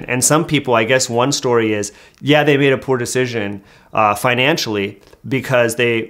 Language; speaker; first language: English; native; English